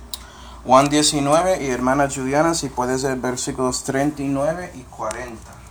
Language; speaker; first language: Spanish; non-native, fluent; English